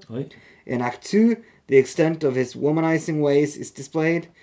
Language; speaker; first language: Norwegian; native; Norwegian